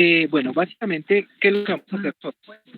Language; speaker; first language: Spanish; native; Spanish